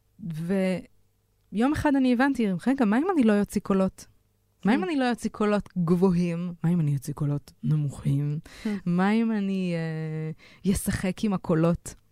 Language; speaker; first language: Hebrew; native; Hebrew